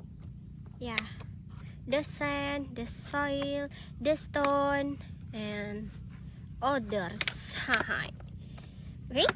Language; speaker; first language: English; non-native, learner; Indonesian